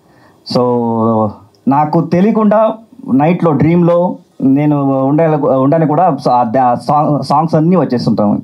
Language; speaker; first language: Telugu; non-native, learner; Kannada